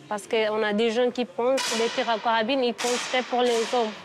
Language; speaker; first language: French; non-native, learner; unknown